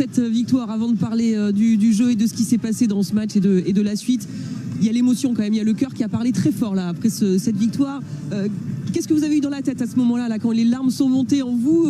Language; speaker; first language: French; native; French